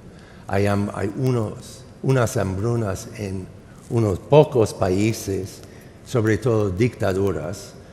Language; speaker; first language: Spanish; non-native, fluent; English